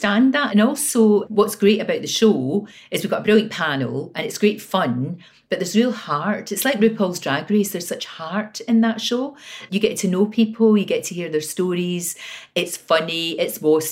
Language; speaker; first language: English; native; English